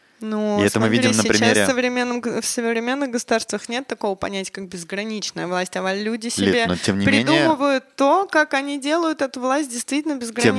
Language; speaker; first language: Russian; native; Russian